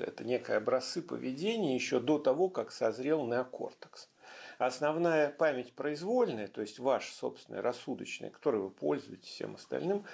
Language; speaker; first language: Russian; native; Russian